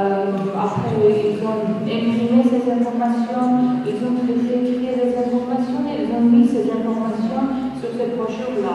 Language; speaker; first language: French; non-native, fluent; Georgian